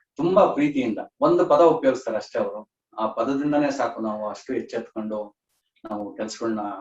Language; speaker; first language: Kannada; native; Kannada